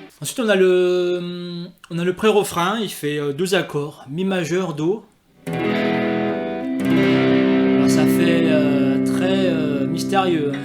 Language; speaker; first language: French; native; French